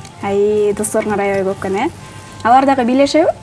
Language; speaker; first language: Kyrgyz; native; Kyrgyz